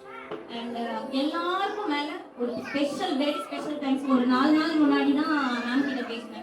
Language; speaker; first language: Tamil; native; Tamil